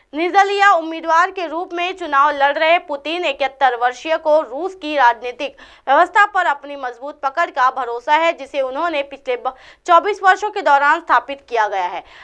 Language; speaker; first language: Hindi; native; Hindi